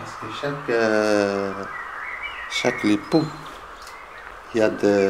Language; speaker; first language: French; non-native, learner; Arabic